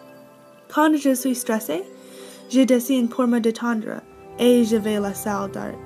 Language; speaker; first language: French; non-native, learner; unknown